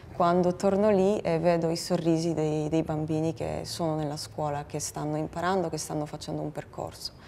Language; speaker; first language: Italian; non-native, fluent; Polish